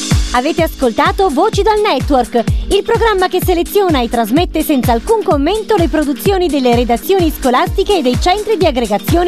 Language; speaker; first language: Italian; native; Italian